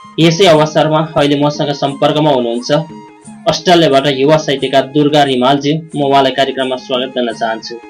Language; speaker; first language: Nepali; native; Nepali